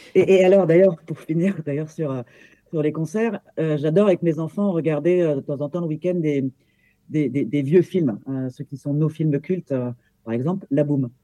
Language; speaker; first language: French; native; French